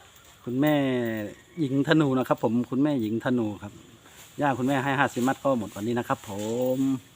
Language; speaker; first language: Thai; native; Thai